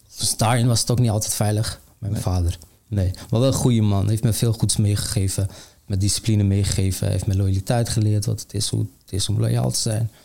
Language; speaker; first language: Dutch; early bilingual, other home language; Armenian